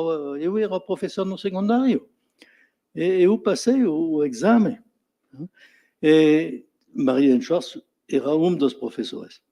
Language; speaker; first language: Portuguese; non-native, fluent; French